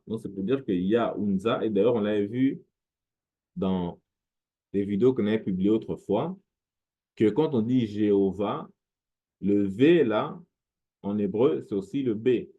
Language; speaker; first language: French; non-native, local second language; Lingala